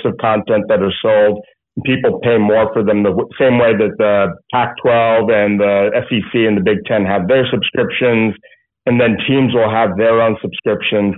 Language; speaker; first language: English; native; English